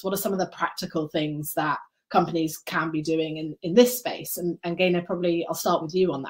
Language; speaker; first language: English; native; English